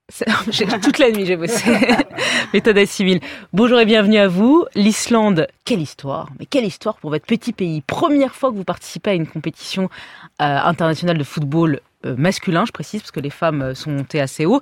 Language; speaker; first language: French; native; French